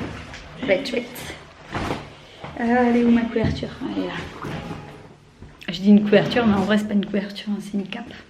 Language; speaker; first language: French; native; French